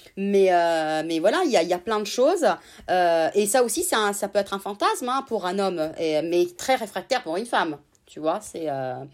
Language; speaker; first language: French; non-native, fluent; Italian